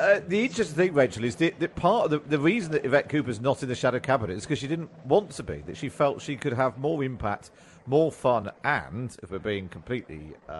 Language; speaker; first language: English; native; English